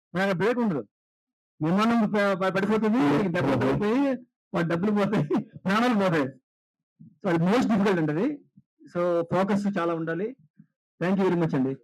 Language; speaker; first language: Telugu; native; Telugu